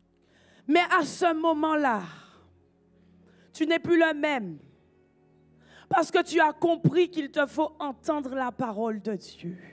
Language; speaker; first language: French; native; French